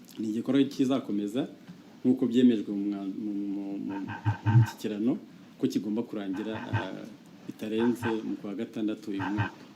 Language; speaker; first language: Kinyarwanda; native; Kinyarwanda